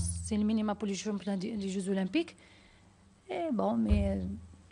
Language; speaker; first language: French; non-native, learner; Arabic